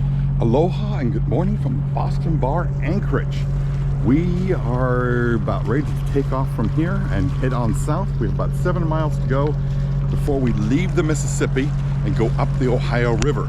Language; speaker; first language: English; native; English